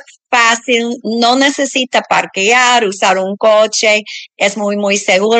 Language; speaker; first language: Spanish; early bilingual, other home language; English